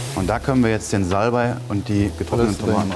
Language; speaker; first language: German; native; German